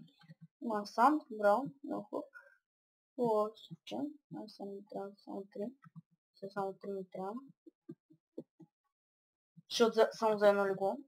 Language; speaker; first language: Bulgarian; early bilingual, other home language; Russian